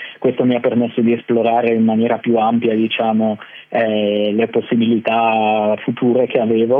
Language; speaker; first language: Italian; native; Italian